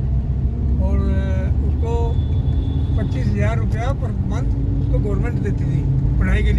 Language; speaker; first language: Hindi; native; Hindi